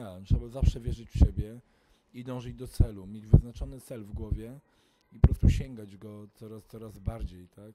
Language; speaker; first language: Polish; native; Polish